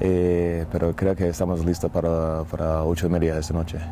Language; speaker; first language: Spanish; non-native, learner; English